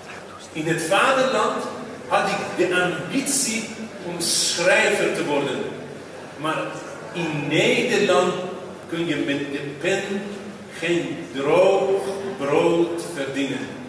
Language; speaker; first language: Dutch; non-native, fluent; Persian